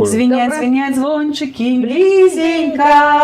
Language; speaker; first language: Belarusian; native; Belarusian